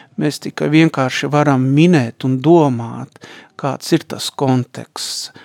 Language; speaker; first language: Latvian; native; Latvian